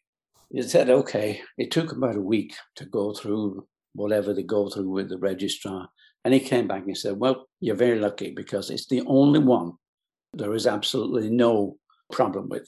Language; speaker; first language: English; native; English